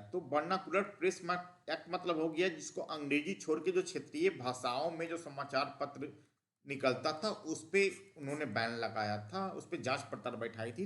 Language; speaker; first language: Hindi; native; Hindi